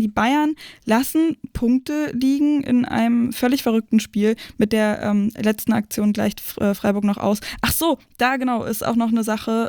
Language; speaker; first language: German; native; German